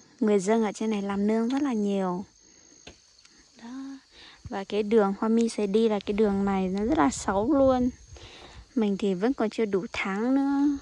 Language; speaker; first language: Vietnamese; non-native, local second language; Hmong